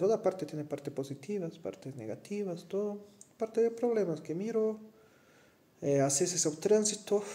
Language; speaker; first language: Spanish; non-native, fluent; Portuguese